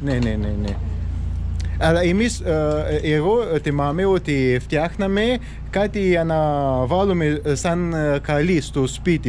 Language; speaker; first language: Greek; non-native, learner; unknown